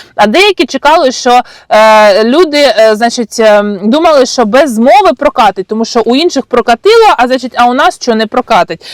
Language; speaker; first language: Ukrainian; non-native, local second language; Russian